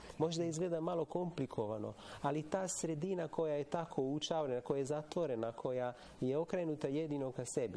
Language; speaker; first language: Serbian; non-native, fluent; Italian